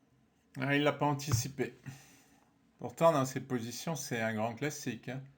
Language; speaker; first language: French; native; French